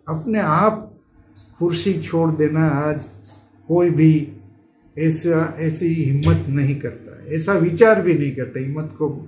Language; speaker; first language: Hindi; non-native, local second language; Gujarati